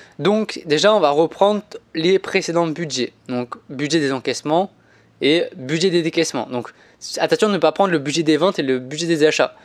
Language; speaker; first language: French; native; French